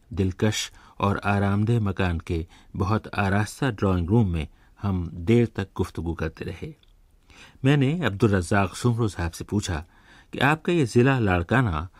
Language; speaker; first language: Urdu; native; Urdu